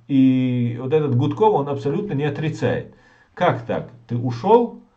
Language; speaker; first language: Russian; non-native, local second language; Chechen